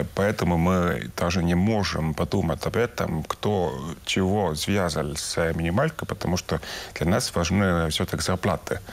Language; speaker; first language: Russian; non-native, local second language; Estonian